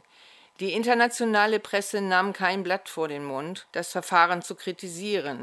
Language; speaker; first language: German; native; German